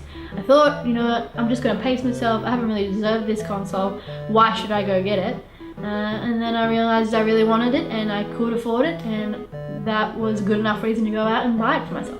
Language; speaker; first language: English; native; English